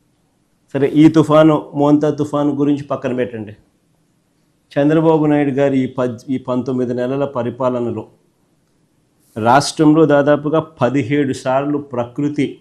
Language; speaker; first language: Telugu; native; Telugu